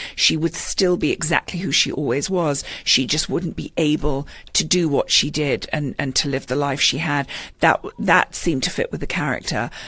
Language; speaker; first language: English; native; English